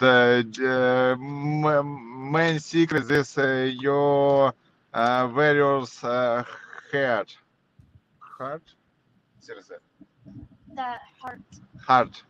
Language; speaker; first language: English; non-native, learner; Russian